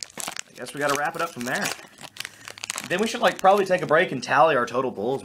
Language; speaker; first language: English; native; English